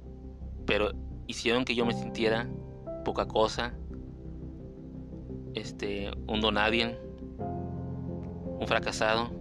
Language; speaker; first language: Spanish; native; Spanish